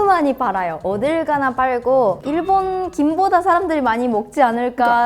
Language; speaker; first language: Korean; non-native, fluent; Japanese